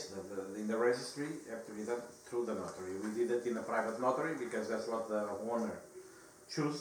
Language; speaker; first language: English; non-native, fluent; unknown